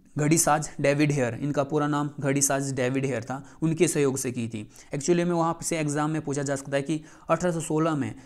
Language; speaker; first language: Hindi; native; Hindi